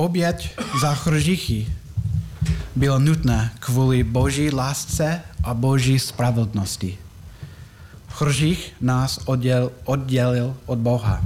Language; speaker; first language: Czech; non-native, learner; English